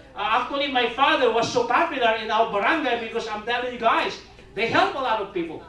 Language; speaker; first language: English; non-native, local second language; Filipino